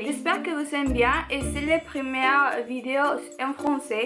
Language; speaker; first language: French; non-native, learner; Spanish